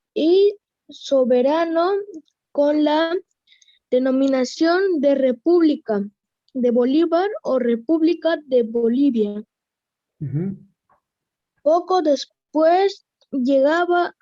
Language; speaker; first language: Spanish; native; Spanish